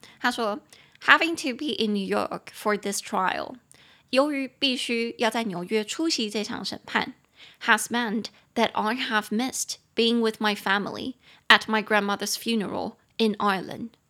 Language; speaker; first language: English; non-native, fluent; Chinese